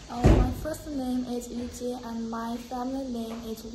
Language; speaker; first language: English; non-native, learner; Chinese